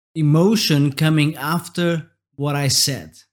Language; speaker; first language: English; non-native, fluent; Portuguese